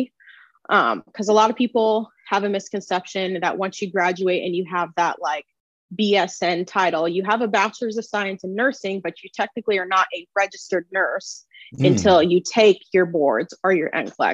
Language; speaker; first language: English; native; English